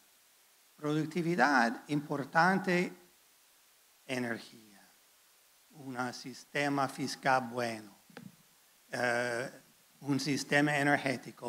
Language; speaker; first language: Spanish; non-native, fluent; English